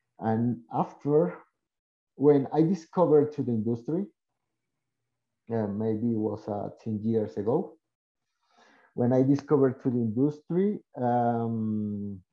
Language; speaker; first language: English; non-native, learner; Spanish